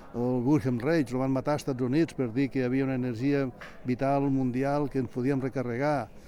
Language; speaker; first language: Catalan; native; Catalan